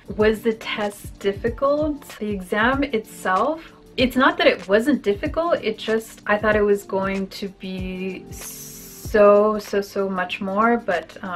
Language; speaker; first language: English; native; English